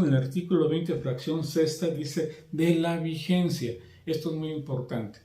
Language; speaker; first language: Spanish; native; Spanish